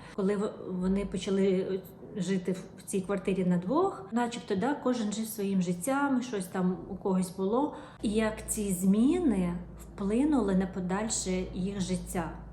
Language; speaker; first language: Ukrainian; non-native, local second language; Russian